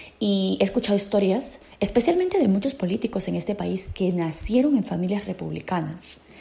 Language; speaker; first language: Spanish; native; Spanish